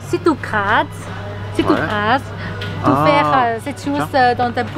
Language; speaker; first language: French; non-native, learner; Thai